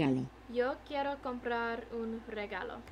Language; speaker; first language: Spanish; non-native, learner; English